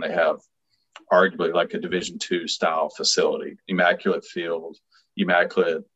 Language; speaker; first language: English; native; English